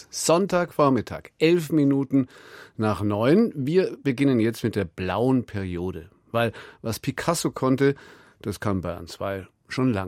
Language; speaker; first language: German; native; German